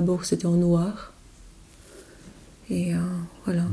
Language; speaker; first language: French; non-native, learner; Polish